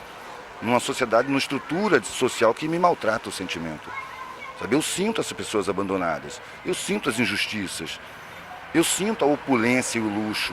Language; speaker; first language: Portuguese; native; Portuguese